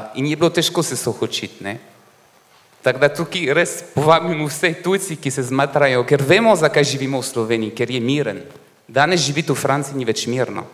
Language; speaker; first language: Slovenian; non-native, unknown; French